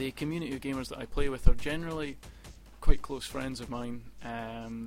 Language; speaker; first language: English; native; English